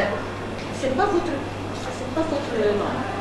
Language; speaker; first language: French; non-native, fluent; Arabic